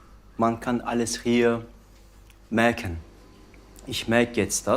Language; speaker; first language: German; non-native, learner; Turkish